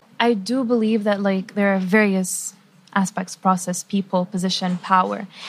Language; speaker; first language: English; non-native, fluent; Arabic